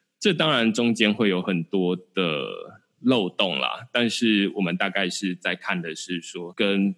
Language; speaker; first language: Chinese; native; Chinese